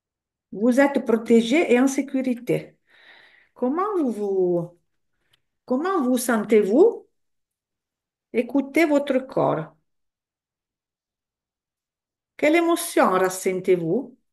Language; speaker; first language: French; non-native, fluent; Italian